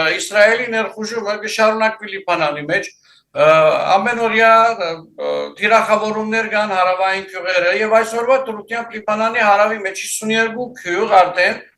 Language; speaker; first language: Armenian; early bilingual, heritage; Armenian